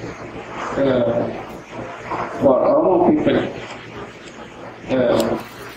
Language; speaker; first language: English; non-native, learner; Oromo